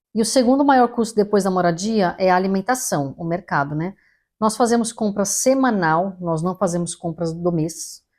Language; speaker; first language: Portuguese; native; Portuguese